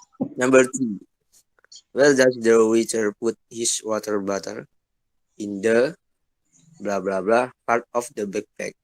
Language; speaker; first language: English; non-native, learner; Indonesian